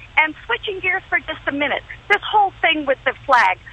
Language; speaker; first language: English; native; English